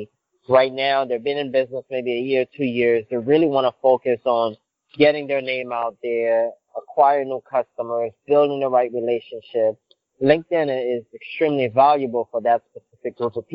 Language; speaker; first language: English; non-native, fluent; Haitian Creole